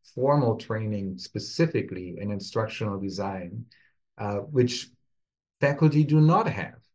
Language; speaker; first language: English; non-native, fluent; German